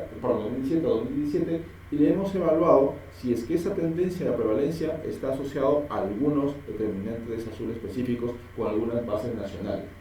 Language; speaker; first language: Spanish; native; Spanish